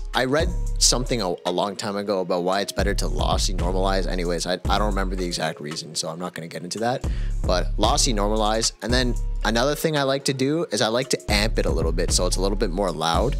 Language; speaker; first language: English; native; English